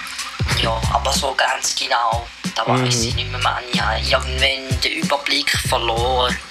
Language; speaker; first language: German; native; German